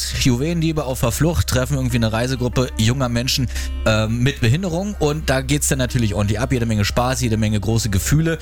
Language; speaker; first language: German; native; German